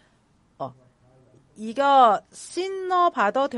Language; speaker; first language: Korean; non-native, learner; Cantonese